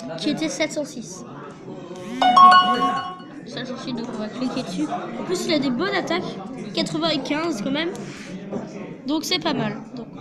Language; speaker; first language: French; native; French